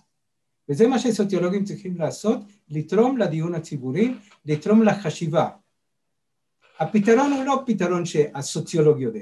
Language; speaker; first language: Hebrew; non-native, fluent; Spanish